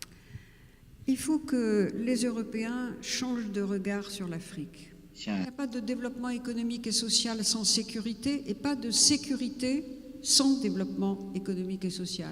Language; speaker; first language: French; native; French